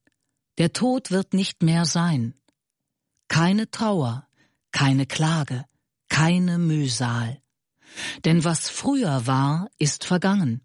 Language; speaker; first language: German; native; German